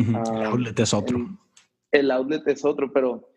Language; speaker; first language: Spanish; native; Spanish